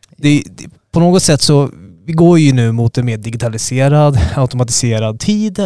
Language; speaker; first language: Swedish; native; Swedish